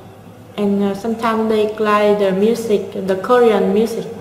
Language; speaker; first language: English; non-native, learner; Vietnamese